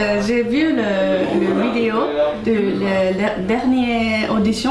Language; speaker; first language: French; non-native, learner; Japanese